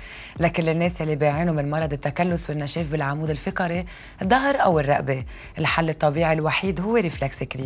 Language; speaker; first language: Arabic; native; Arabic